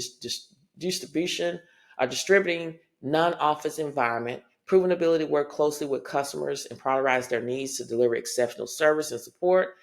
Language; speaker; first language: English; native; English